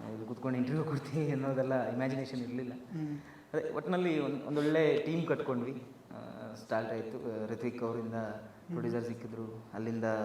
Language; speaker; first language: Kannada; native; Kannada